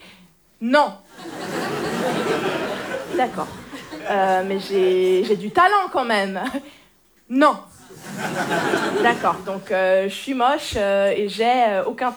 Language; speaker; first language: French; native; French